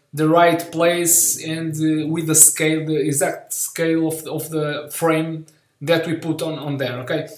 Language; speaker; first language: English; non-native, learner; Portuguese